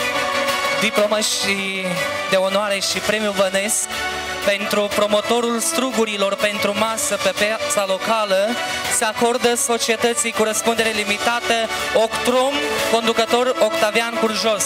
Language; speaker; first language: Romanian; native; Romanian